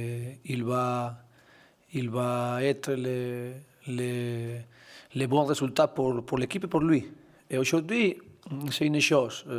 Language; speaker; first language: French; non-native, learner; Spanish